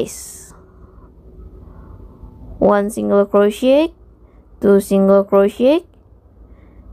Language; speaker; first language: English; non-native, local second language; Indonesian